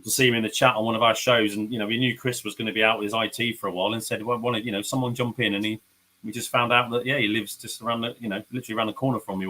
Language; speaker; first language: English; native; English